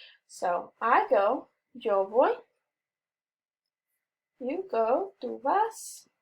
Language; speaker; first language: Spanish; non-native, fluent; English